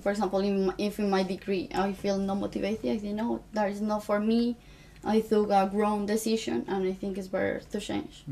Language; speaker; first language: English; non-native, fluent; Spanish